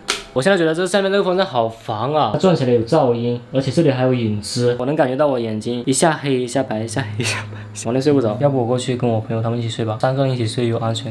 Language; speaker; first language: Chinese; native; Chinese